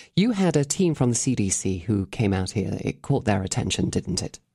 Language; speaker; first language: English; native; English